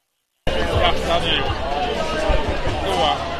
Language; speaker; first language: Swedish; native; Swedish